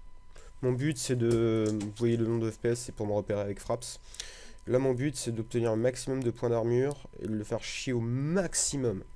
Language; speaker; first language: French; native; French